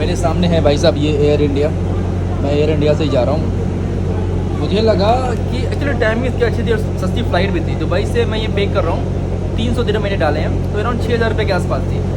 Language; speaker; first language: Hindi; native; Hindi